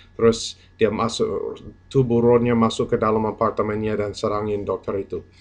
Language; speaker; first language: Indonesian; non-native, fluent; English